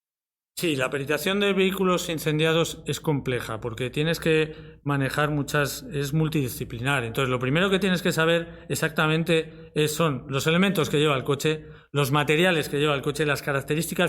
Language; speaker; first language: Spanish; native; Spanish